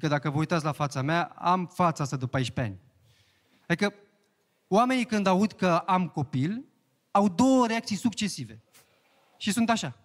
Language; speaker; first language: Romanian; native; Romanian